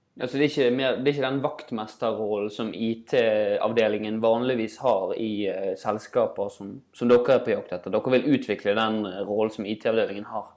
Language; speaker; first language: Norwegian; native; Norwegian